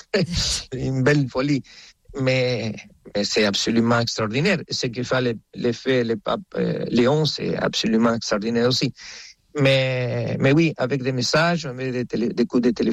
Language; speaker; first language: French; non-native, fluent; Spanish